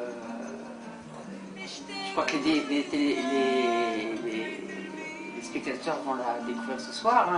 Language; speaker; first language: French; native; French